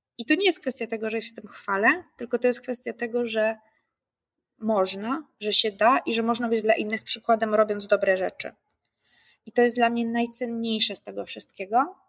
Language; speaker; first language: Polish; native; Polish